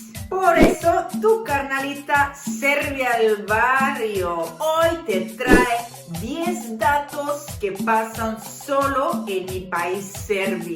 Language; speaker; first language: Spanish; non-native, fluent; Serbian